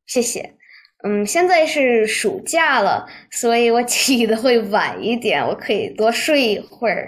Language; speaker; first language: Chinese; early bilingual, heritage; Chinese